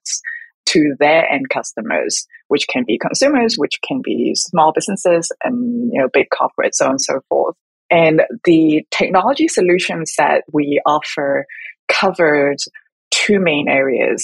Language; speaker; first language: English; non-native, local second language; Cantonese